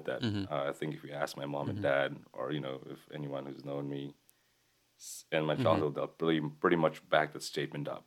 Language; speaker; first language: English; non-native, local second language; Nepali